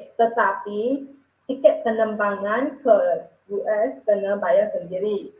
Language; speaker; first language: Malay; non-native, local second language; Chinese